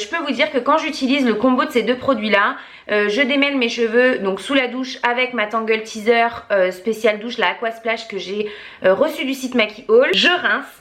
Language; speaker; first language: French; native; French